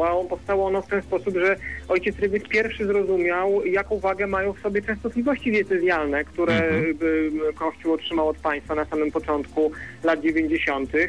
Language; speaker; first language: Polish; native; Polish